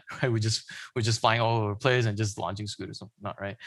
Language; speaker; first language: English; non-native, local second language; Chinese